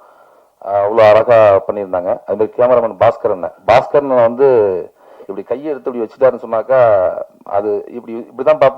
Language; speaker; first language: Tamil; native; Tamil